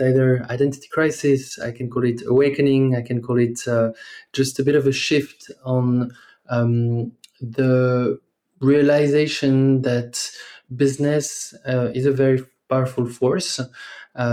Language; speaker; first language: English; non-native, fluent; French